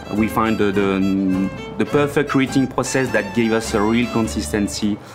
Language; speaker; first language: English; non-native, fluent; French